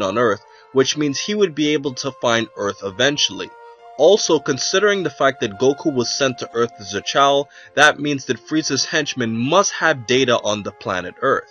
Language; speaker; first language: English; native; English